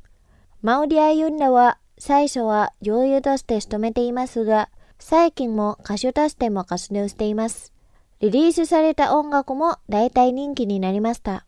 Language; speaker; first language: Japanese; non-native, fluent; Indonesian